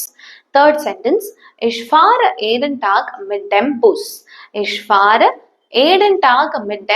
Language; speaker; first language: German; non-native, fluent; Tamil